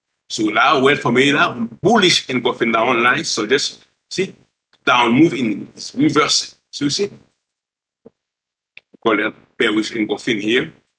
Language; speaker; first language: English; non-native, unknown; Haitian Creole